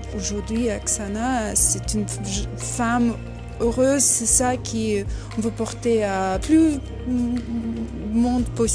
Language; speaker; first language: French; non-native, fluent; Russian